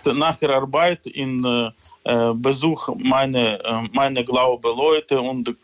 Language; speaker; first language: German; non-native, learner; Ukrainian